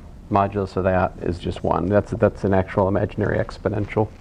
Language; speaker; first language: English; native; English